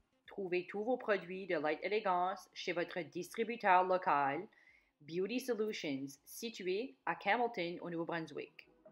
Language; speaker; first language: French; native; French